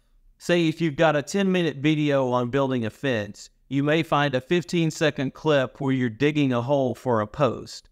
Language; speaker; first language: English; native; English